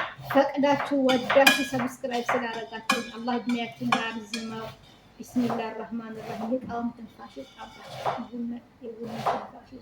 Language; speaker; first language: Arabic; non-native, learner; Amharic